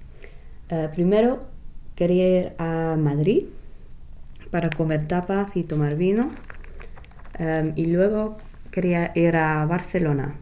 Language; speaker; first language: Spanish; non-native, learner; English